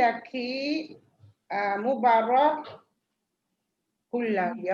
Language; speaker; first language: Arabic; non-native, learner; Malay